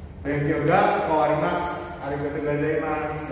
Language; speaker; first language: Japanese; non-native, learner; Indonesian